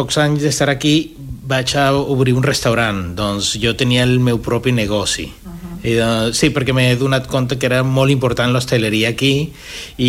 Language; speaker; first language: Catalan; non-native, fluent; Spanish